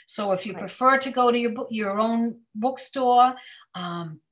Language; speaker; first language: English; native; English